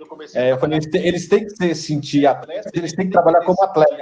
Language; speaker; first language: Portuguese; native; Portuguese